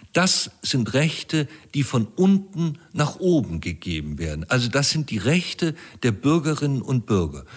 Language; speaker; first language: German; native; German